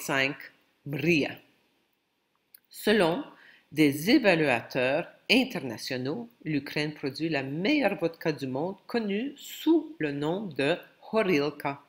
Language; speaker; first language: French; non-native, local second language; Ukrainian